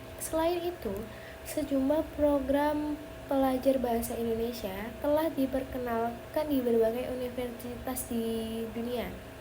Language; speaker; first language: Indonesian; native; Indonesian